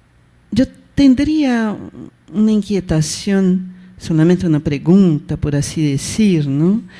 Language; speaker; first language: Spanish; non-native, fluent; Portuguese